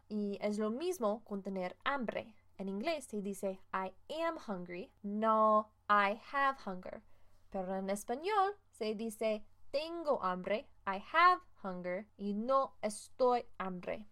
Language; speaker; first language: Spanish; non-native, fluent; English